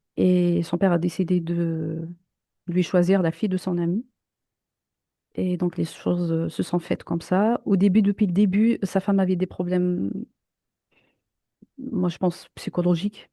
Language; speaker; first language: French; native; French